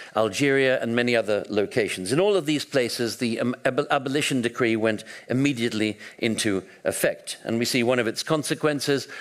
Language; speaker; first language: English; native; English